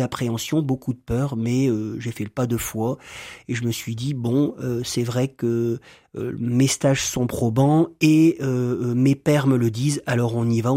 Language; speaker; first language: French; native; French